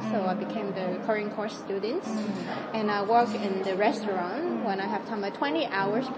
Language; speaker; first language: English; non-native, fluent; Cantonese